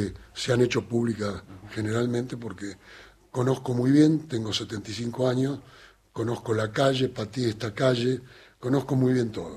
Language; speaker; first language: Spanish; native; Spanish